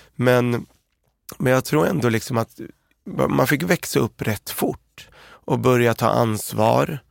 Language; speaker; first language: Swedish; early bilingual, other home language; Arabic